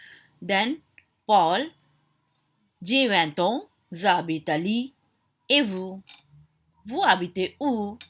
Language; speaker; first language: French; non-native, fluent; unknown